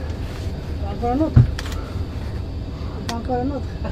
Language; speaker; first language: French; non-native, learner; Arabic